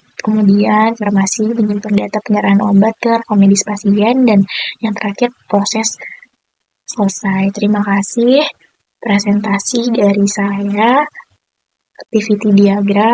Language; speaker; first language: Indonesian; native; Indonesian